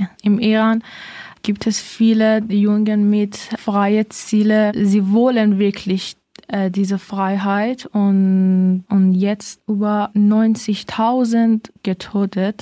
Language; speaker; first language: German; non-native, learner; Persian